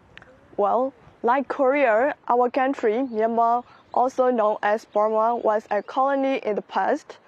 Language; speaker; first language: English; non-native, fluent; Burmese